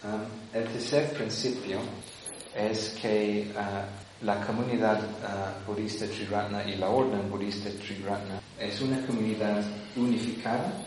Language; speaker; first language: Spanish; non-native, fluent; English